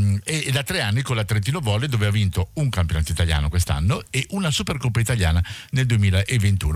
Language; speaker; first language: Italian; native; Italian